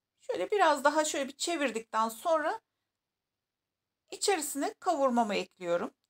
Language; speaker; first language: Turkish; native; Turkish